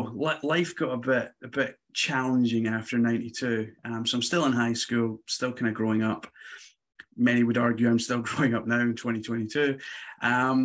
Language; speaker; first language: English; native; English